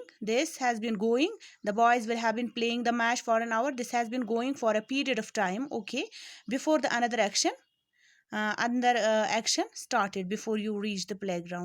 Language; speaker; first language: English; non-native, local second language; Urdu